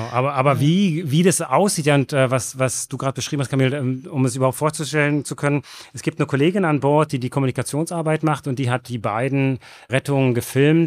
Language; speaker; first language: German; native; German